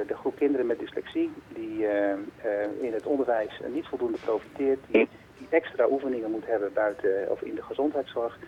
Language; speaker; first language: Dutch; native; Dutch